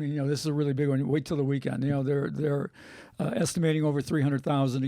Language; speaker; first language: English; native; English